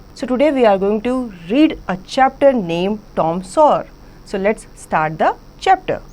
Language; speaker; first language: English; non-native, local second language; Hindi